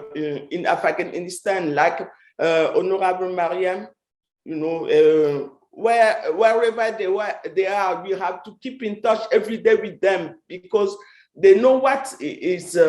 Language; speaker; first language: English; non-native, fluent; French